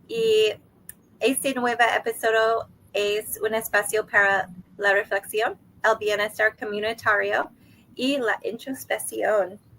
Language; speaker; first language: Spanish; non-native, learner; English